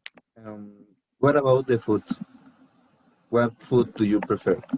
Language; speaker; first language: English; non-native, learner; Spanish